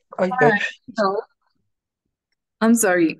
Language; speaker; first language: English; non-native, fluent; Spanish